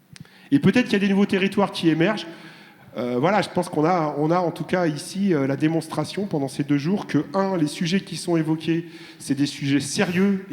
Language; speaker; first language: French; native; French